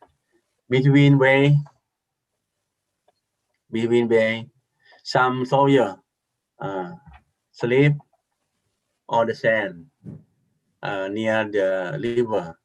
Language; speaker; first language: English; non-native, learner; Thai